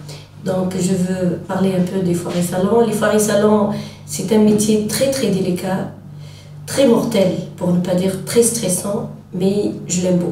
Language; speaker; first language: French; non-native, local second language; Arabic